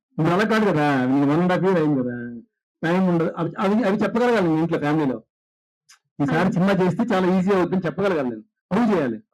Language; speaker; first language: Telugu; native; Telugu